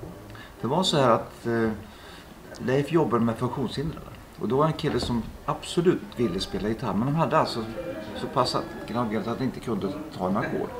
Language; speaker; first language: Swedish; native; Swedish